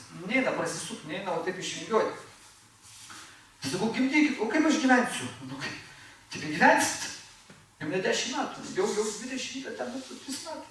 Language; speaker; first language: Lithuanian; native; Lithuanian